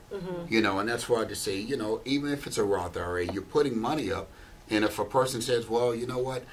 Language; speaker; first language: English; native; English